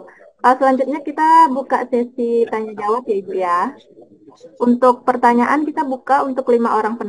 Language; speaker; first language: Indonesian; native; Indonesian